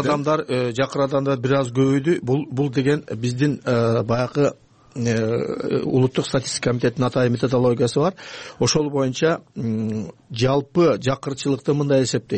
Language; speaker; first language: Kyrgyz; native; Kyrgyz